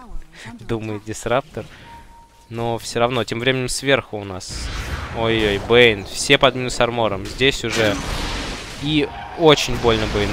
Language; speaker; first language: Russian; native; Russian